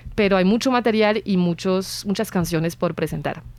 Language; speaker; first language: Spanish; non-native, fluent; French